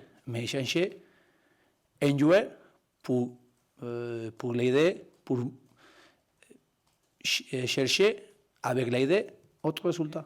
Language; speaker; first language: French; non-native, learner; Spanish